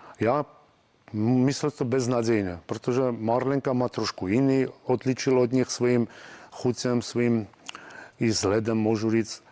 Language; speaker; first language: Czech; non-native, fluent; Armenian